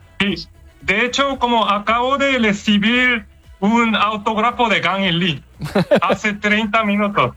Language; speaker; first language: Spanish; non-native, fluent; Korean